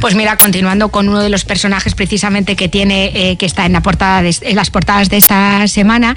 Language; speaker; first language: Spanish; native; Spanish